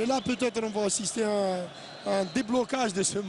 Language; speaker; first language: French; non-native, local second language; Arabic